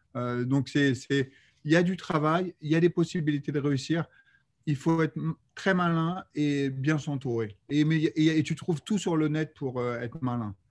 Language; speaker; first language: French; native; French